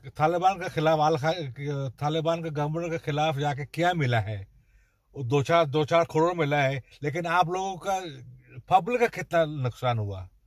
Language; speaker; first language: Hindi; non-native, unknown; Bangla